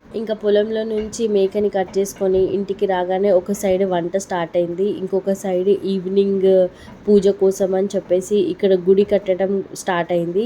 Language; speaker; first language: Telugu; non-native, local second language; Lambadi